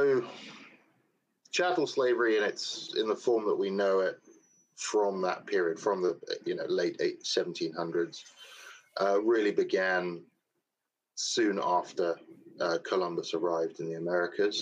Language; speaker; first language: English; native; English